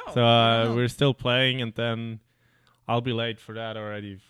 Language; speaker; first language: English; non-native, fluent; German